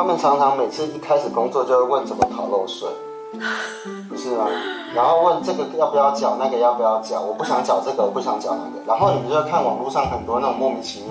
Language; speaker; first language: Chinese; native; Chinese